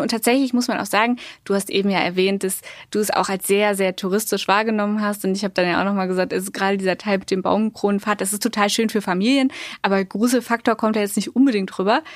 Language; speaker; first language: German; native; German